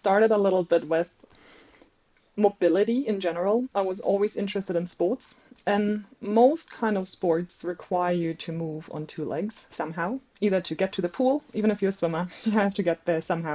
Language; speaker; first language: English; non-native, fluent; German